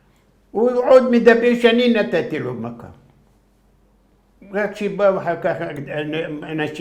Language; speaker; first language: Hebrew; non-native, fluent; Arabic